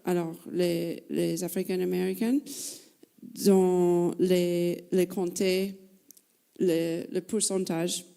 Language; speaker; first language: French; non-native, fluent; English